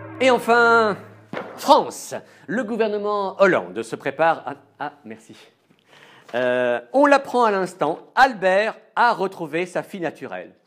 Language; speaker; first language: French; native; French